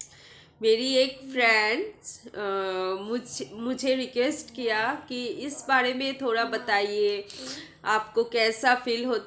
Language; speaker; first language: Hindi; non-native, local second language; Bangla